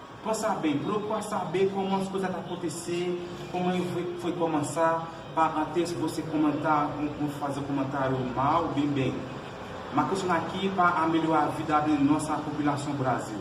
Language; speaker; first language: Portuguese; non-native, learner; Haitian Creole